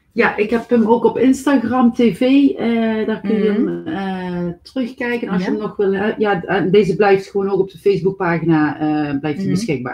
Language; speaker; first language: Dutch; native; Dutch